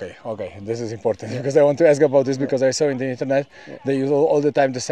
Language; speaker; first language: English; non-native, learner; Polish